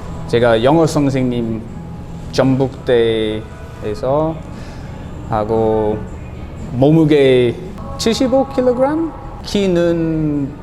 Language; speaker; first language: Korean; non-native, learner; English